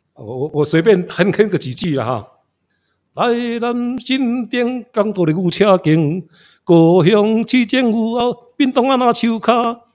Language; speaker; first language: Chinese; native; Chinese